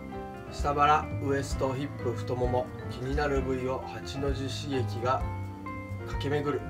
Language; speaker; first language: Japanese; native; Japanese